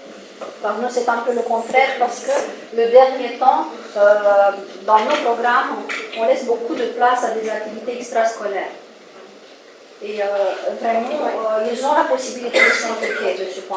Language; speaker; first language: French; non-native, fluent; Romanian